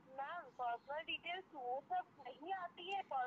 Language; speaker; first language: Hindi; native; Hindi